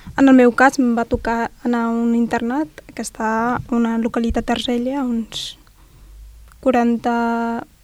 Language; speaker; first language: Catalan; non-native, fluent; Arabic